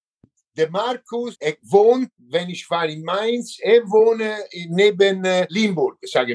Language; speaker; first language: German; non-native, learner; Italian